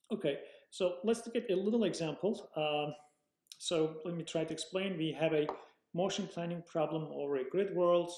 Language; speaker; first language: English; non-native, fluent; Turkish